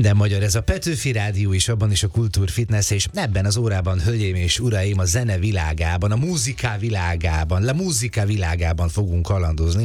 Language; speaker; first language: Hungarian; native; Hungarian